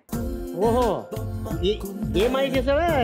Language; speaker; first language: Telugu; native; Telugu